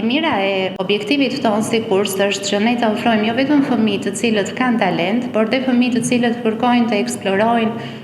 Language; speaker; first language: Albanian; native; Albanian